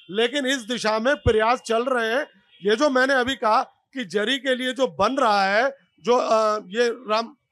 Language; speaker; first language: Hindi; native; Hindi